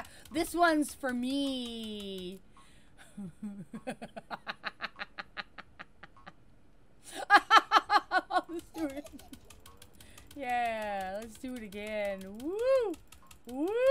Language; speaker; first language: English; native; English